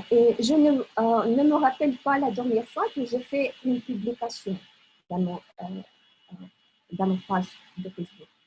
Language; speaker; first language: French; non-native, fluent; Russian